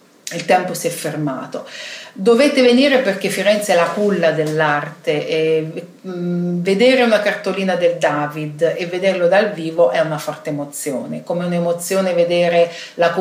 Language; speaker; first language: Italian; native; Italian